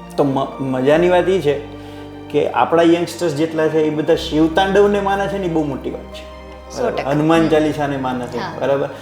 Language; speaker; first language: Gujarati; native; Gujarati